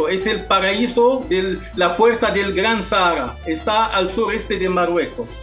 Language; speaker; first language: Spanish; non-native, fluent; Arabic